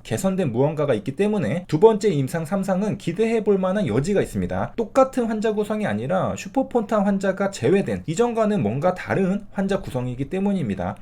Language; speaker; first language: Korean; native; Korean